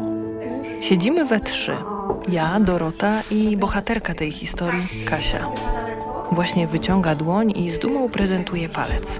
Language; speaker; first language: Polish; native; Polish